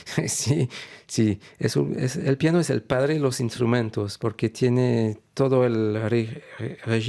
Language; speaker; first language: Spanish; non-native, fluent; French